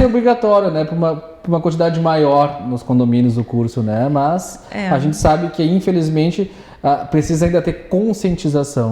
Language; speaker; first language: Portuguese; native; Portuguese